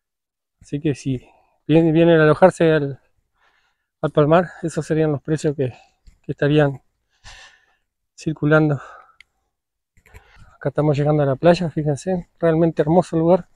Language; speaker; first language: Spanish; native; Spanish